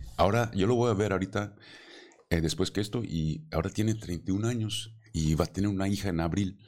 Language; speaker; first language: Spanish; early bilingual, heritage; Spanish